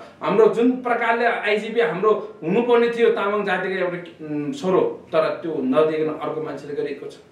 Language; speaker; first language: Nepali; non-native, local second language; Eastern Tamang